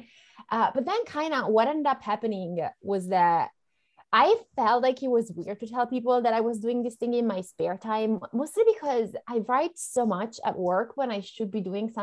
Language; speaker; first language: English; non-native, fluent; Italian